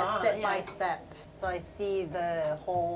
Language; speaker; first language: English; non-native, fluent; Korean